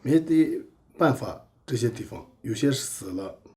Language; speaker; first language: Chinese; non-native, local second language; Tibetan